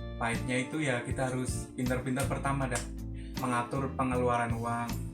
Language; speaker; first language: Indonesian; non-native, local second language; Javanese